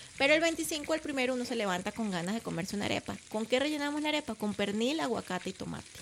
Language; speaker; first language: Spanish; native; Spanish